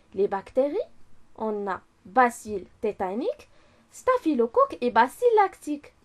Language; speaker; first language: French; non-native, local second language; Arabic